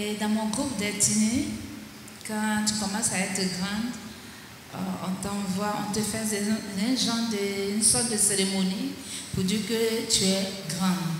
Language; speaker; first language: French; non-native, local second language; Baoulé